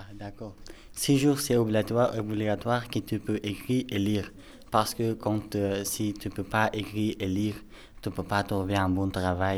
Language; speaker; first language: French; non-native, learner; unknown